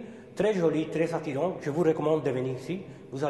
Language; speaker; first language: French; non-native, fluent; Spanish